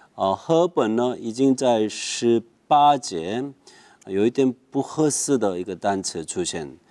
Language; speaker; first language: Chinese; non-native, fluent; Korean